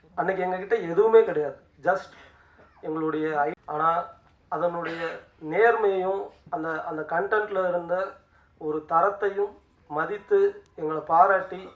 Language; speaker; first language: Tamil; native; Tamil